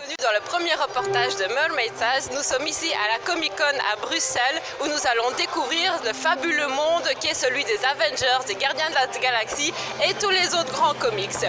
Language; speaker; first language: French; native; French